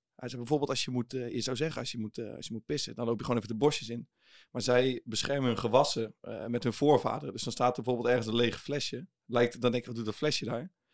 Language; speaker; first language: Dutch; native; Dutch